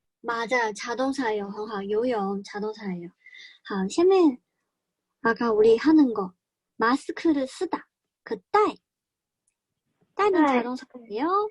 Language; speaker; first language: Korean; non-native, fluent; Chinese